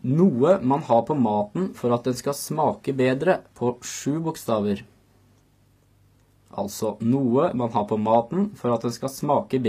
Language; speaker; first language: Norwegian; native; Norwegian